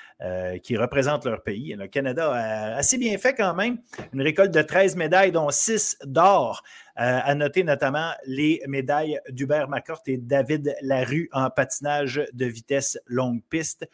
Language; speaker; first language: French; native; French